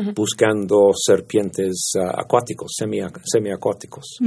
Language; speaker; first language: Spanish; non-native, fluent; English